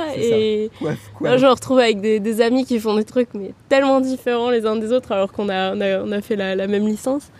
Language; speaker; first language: French; early bilingual, heritage; German